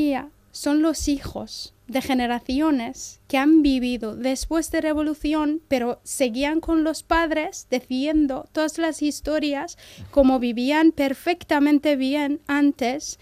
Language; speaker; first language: Spanish; non-native, fluent; Persian